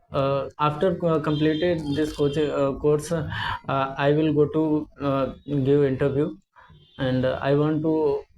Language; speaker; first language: English; non-native, learner; Hindi